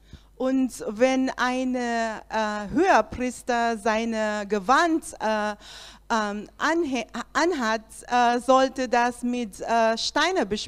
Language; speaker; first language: German; non-native, learner; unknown